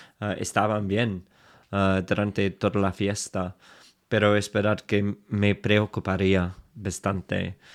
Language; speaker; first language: Spanish; non-native, fluent; English